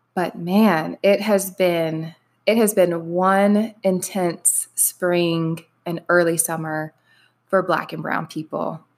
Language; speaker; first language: English; native; English